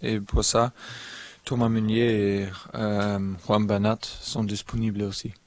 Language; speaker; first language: French; non-native, learner; German